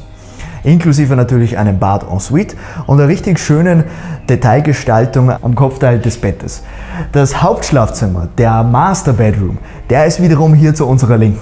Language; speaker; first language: German; native; German